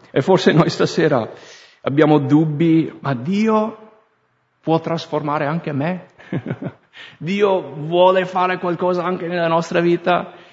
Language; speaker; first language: Italian; non-native, fluent; English